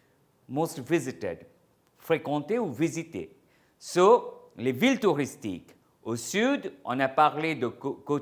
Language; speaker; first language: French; non-native, fluent; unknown